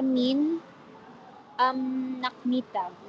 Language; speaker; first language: German; non-native, learner; Filipino